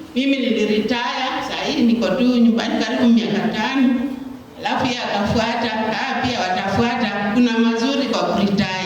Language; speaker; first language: Swahili; native; Swahili